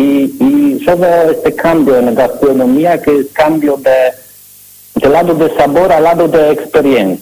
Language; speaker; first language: Spanish; non-native, learner; Polish